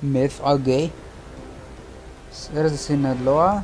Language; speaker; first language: Spanish; early bilingual, heritage; Spanish